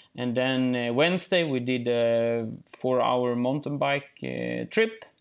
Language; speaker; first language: English; non-native, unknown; Swedish